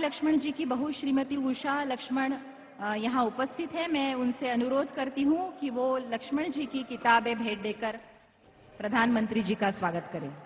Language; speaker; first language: Hindi; non-native, local second language; Marathi